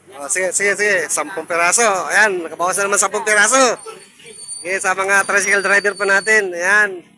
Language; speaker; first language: Filipino; native; Filipino